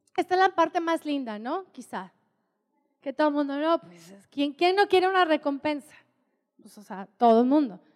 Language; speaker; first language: Spanish; native; Spanish